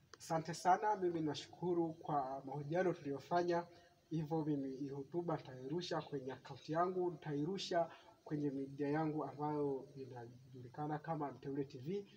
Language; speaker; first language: Swahili; native; Swahili